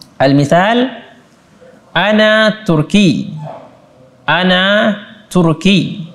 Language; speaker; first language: Arabic; non-native, fluent; Indonesian